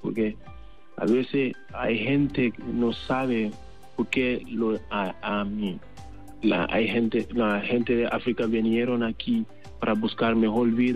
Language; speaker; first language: Spanish; non-native, learner; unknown